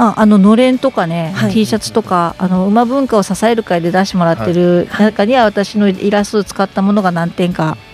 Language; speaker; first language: Japanese; native; Japanese